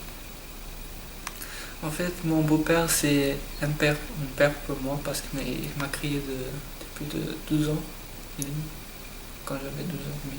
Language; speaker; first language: French; non-native, learner; Portuguese